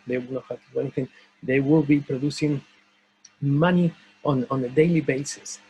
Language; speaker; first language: English; non-native, fluent; Spanish